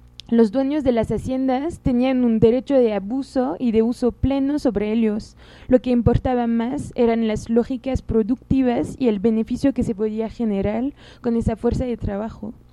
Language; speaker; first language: Spanish; non-native, fluent; French